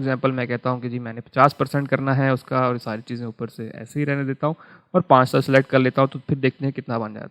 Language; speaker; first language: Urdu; non-native, local second language; Punjabi